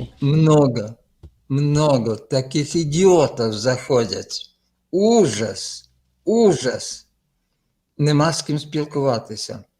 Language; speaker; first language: Ukrainian; native; Ukrainian